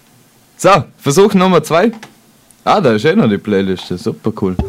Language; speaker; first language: German; native; German